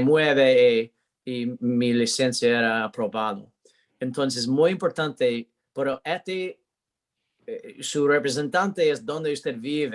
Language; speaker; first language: Spanish; non-native, learner; English